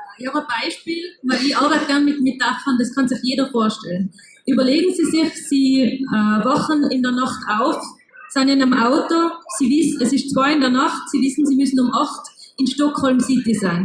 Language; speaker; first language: German; native; German